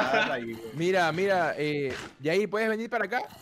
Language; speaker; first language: Spanish; native; Spanish